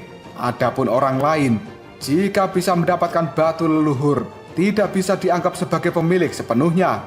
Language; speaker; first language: Indonesian; native; Indonesian